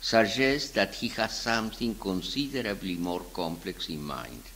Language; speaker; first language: English; non-native, fluent; Spanish